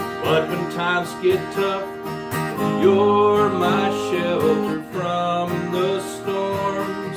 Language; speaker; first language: English; native; English